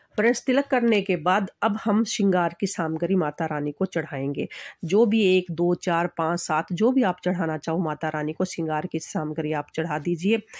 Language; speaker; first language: Hindi; native; Hindi